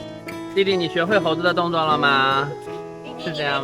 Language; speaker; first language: Chinese; native; Chinese